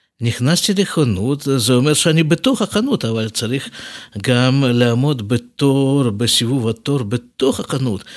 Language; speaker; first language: Hebrew; non-native, fluent; Russian